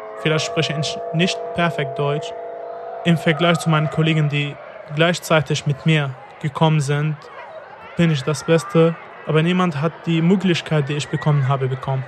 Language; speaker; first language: German; non-native, fluent; Arabic